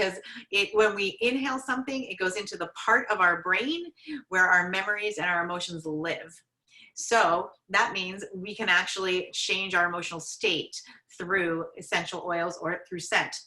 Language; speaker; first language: English; native; English